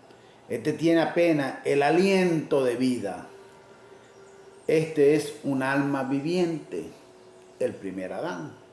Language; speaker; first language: Spanish; native; Spanish